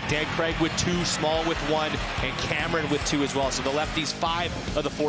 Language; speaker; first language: English; native; English